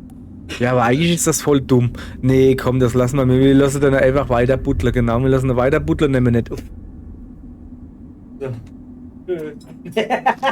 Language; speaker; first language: German; native; German